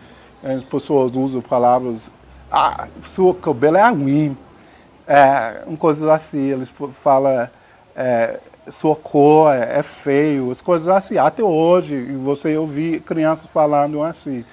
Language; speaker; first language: Portuguese; non-native, learner; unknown